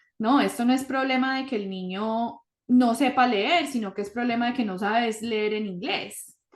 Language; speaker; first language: Spanish; early bilingual, heritage; Spanish